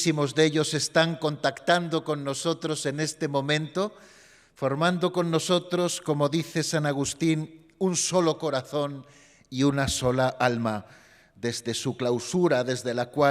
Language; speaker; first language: Spanish; native; Spanish